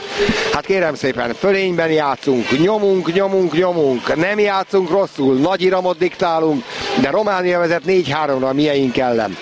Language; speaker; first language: Hungarian; native; Hungarian